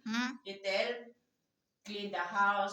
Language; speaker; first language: English; non-native, learner; Filipino